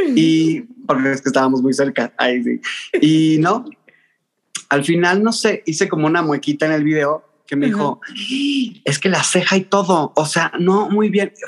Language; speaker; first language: Spanish; native; Spanish